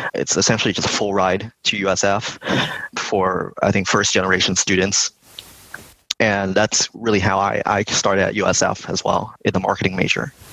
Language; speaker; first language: English; early bilingual, other home language; Vietnamese